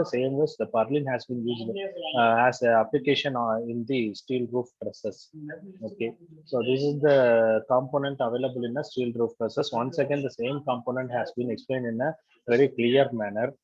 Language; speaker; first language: English; non-native, local second language; Tamil